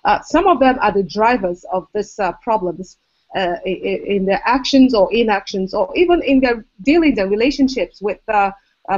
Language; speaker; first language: English; non-native, local second language; Igbo